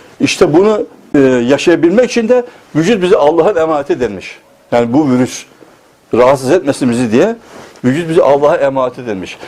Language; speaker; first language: Turkish; native; Turkish